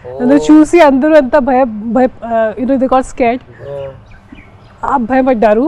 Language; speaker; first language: Telugu; non-native, fluent; Hindi